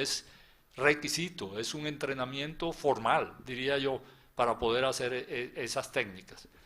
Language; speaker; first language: Spanish; native; Spanish